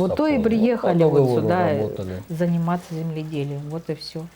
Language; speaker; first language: Russian; native; Russian